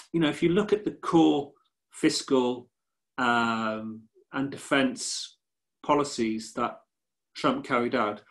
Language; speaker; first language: English; native; English